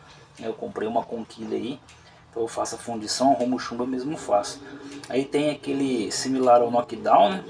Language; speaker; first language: Portuguese; native; Portuguese